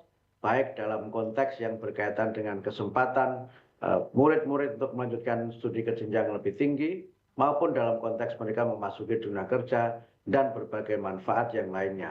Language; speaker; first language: Indonesian; native; Indonesian